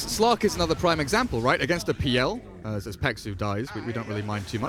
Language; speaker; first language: English; native; English